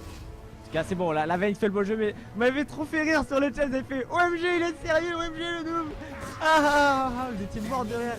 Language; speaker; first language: French; native; French